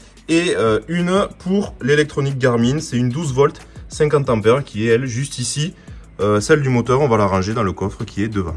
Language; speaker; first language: French; native; French